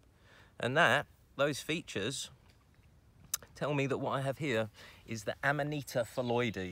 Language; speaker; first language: English; native; English